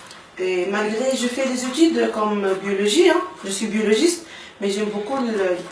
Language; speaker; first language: French; non-native, local second language; Arabic